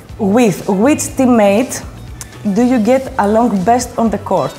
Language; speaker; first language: English; non-native, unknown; Greek